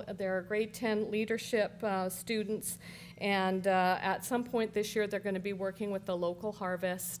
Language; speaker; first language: English; native; English